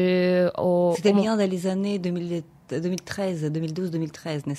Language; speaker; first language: French; non-native, fluent; Ukrainian